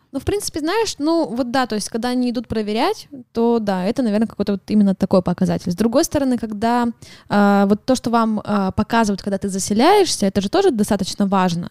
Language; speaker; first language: Russian; native; Russian